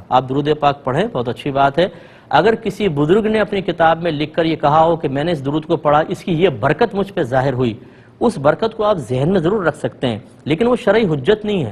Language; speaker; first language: Urdu; native; Urdu